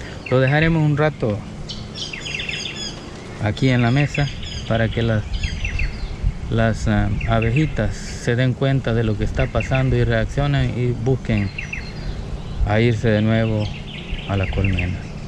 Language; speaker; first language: Spanish; native; Spanish